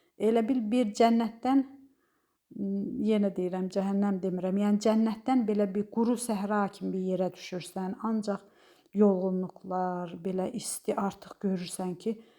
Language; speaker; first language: Azerbaijani; native; Azerbaijani